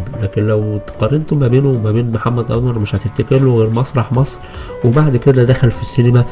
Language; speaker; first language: Arabic; native; Arabic